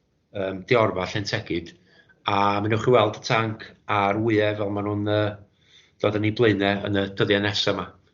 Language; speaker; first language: Welsh; native; Welsh